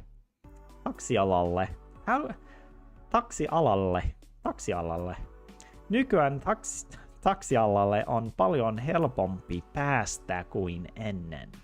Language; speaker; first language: Finnish; non-native, learner; English